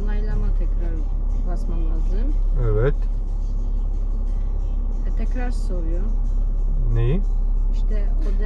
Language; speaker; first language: Turkish; non-native, learner; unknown